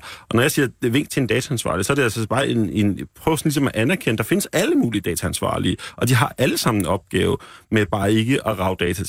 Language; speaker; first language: Danish; native; Danish